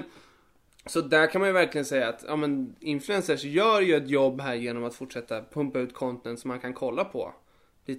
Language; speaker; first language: Swedish; native; Swedish